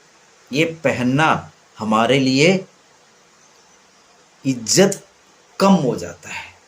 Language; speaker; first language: Hindi; non-native, local second language; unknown